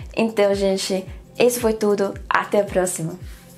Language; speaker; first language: Portuguese; non-native, fluent; English